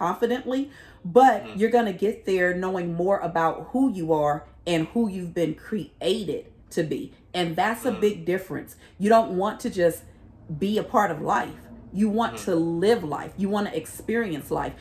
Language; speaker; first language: English; native; English